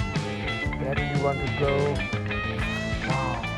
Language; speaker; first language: English; non-native, learner; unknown